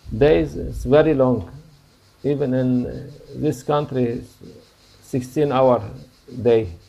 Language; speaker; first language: English; non-native, learner; Turkish